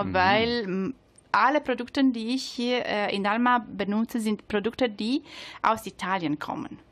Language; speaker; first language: German; non-native, learner; Italian